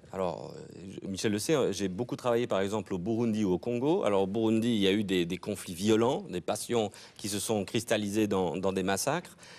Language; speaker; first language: French; native; French